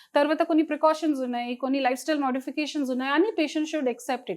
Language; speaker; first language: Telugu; non-native, local second language; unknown